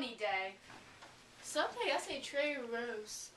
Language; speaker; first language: French; non-native, learner; English